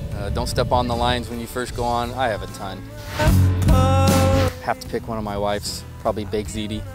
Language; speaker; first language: English; native; English